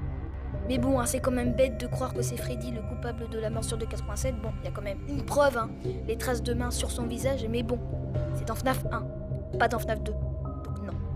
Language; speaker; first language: French; native; French